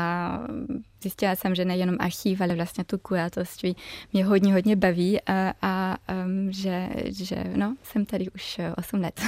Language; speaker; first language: Czech; early bilingual, heritage; German